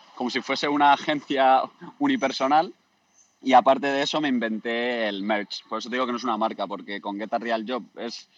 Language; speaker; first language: Spanish; native; Spanish